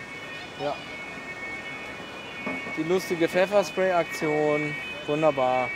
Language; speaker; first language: German; native; German